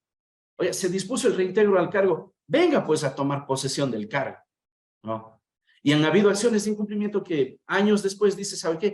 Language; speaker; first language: Spanish; native; Spanish